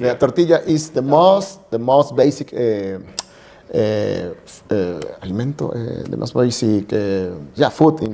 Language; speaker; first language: English; non-native, learner; Spanish